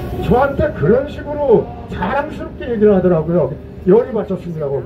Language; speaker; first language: Korean; native; Korean